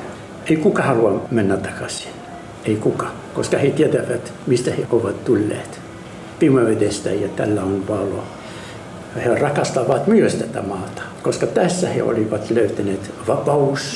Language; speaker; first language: Finnish; non-native, fluent; Arabic